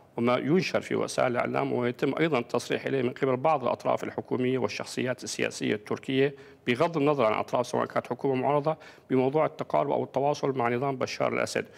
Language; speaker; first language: Arabic; native; Arabic